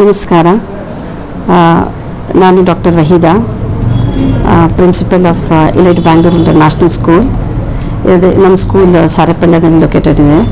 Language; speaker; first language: Kannada; non-native, local second language; Urdu